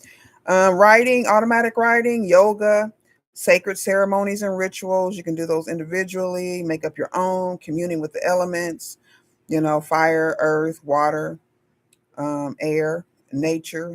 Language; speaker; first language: English; native; English